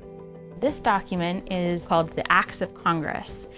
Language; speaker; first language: English; native; English